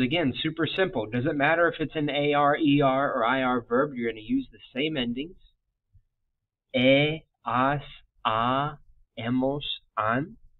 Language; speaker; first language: English; native; English